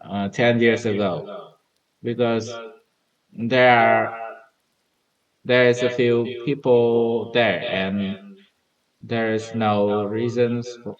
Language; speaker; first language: English; non-native, learner; Vietnamese